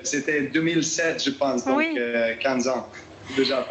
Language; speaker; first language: French; non-native, learner; Serbian